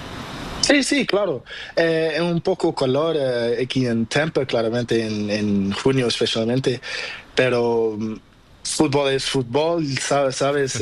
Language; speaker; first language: Spanish; non-native, learner; Portuguese